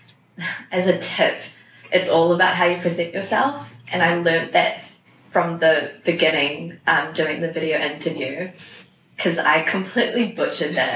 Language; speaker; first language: English; native; English